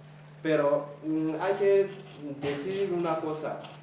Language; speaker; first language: Spanish; non-native, fluent; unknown